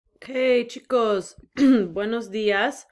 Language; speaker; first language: Spanish; non-native, fluent; English